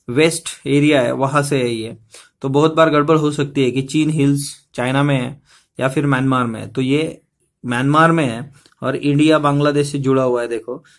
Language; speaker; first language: Hindi; non-native, local second language; Marathi